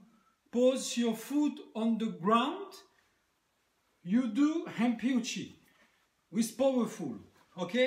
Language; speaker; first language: English; non-native, learner; French